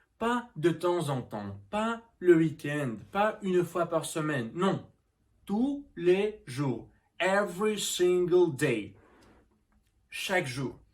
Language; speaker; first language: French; non-native, learner; Russian